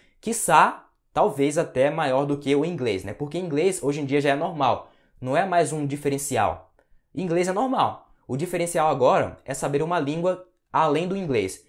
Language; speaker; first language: Portuguese; native; Portuguese